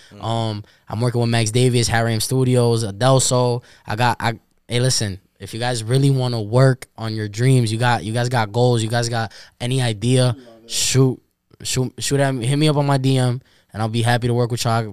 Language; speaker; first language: English; early bilingual, other home language; Spanish